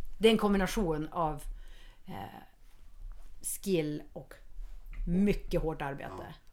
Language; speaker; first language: Swedish; early bilingual, heritage; Swedish